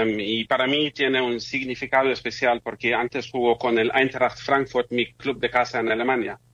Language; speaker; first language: Spanish; non-native, fluent; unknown